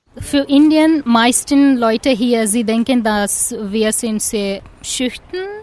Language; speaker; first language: German; non-native, learner; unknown